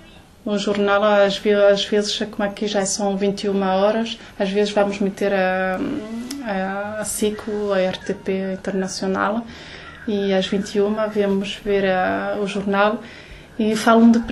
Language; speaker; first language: Portuguese; early bilingual, heritage; Portuguese